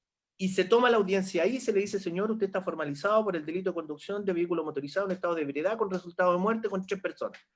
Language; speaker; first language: Spanish; native; Spanish